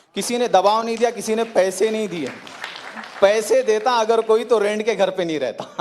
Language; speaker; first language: Hindi; native; Hindi